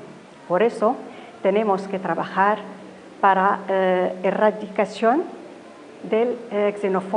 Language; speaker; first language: Spanish; non-native, learner; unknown